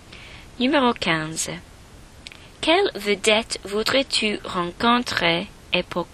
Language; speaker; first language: French; non-native, learner; English